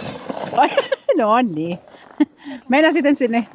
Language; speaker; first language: Finnish; non-native, learner; Filipino